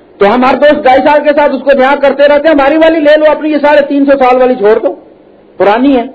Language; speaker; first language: Urdu; non-native, local second language; Punjabi